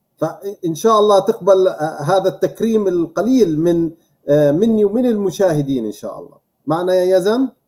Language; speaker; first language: Arabic; native; Arabic